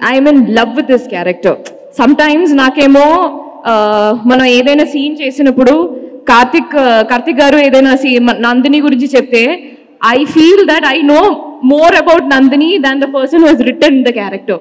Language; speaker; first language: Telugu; non-native, learner; Malayalam